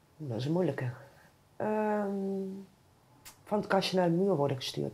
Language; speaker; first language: Dutch; native; Dutch